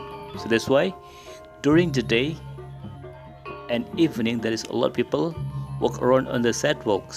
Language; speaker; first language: English; non-native, learner; Indonesian